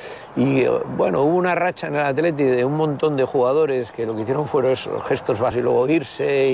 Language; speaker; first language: Spanish; native; Spanish